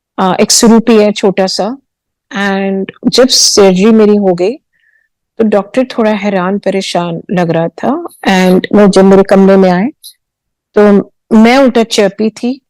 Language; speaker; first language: Hindi; early bilingual, heritage; Hindi